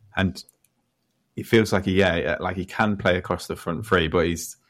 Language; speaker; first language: English; native; English